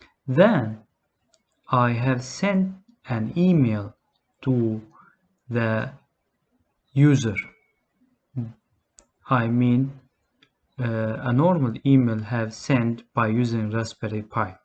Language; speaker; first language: English; non-native, learner; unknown